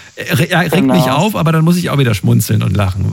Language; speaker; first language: German; native; German